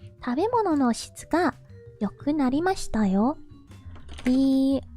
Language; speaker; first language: Japanese; non-native, learner; English